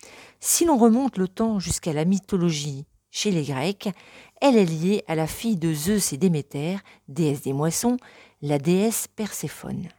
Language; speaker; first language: French; native; French